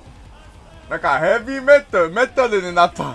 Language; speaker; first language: Japanese; non-native, learner; English